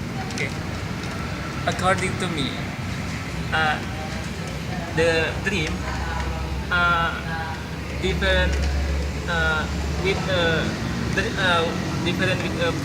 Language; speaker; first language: English; non-native, learner; Indonesian